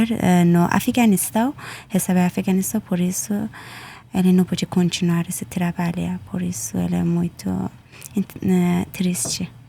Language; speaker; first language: Portuguese; non-native, learner; Persian